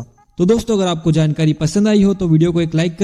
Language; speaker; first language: Hindi; native; Hindi